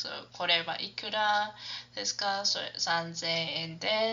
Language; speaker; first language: Japanese; non-native, fluent; English